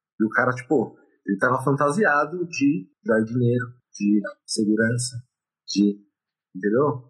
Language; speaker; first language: Portuguese; native; Portuguese